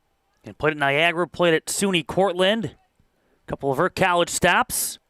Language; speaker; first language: English; native; English